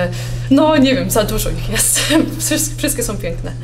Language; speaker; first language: Polish; early bilingual, heritage; Polish